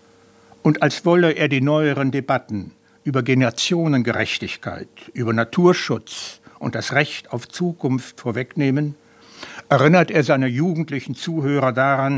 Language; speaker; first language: German; native; German